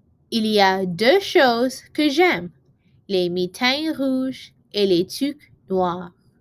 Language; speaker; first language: French; non-native, learner; English